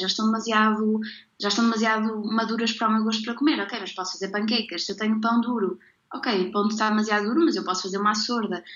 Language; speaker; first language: Portuguese; native; Portuguese